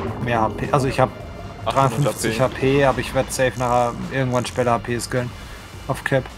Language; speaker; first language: German; native; German